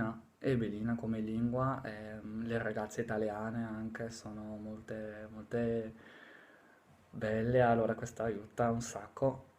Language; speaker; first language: Italian; non-native, fluent; English